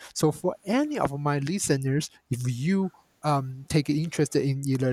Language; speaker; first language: English; non-native, fluent; Chinese